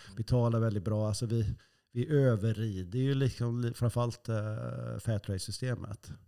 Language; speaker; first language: Swedish; native; Swedish